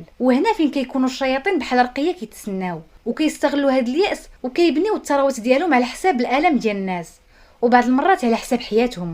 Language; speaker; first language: Arabic; native; Arabic